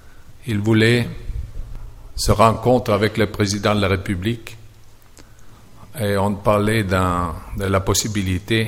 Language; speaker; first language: French; non-native, fluent; German